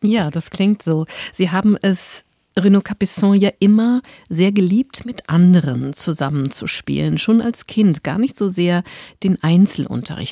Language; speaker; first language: German; native; German